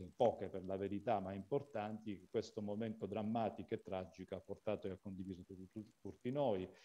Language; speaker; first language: Italian; native; Italian